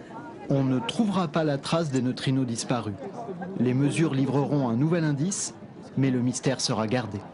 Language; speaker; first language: French; native; French